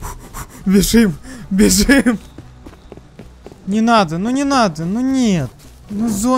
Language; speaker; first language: Russian; native; Russian